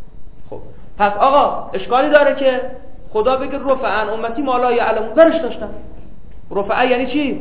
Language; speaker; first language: Persian; native; Persian